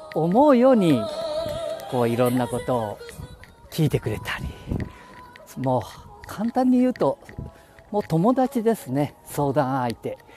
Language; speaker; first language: Japanese; native; Japanese